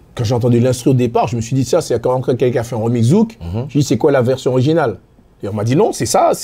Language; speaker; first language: French; native; French